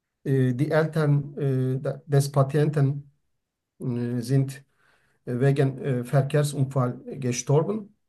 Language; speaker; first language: German; non-native, learner; Turkish